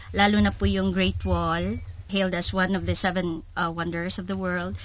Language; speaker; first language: Filipino; non-native, local second language; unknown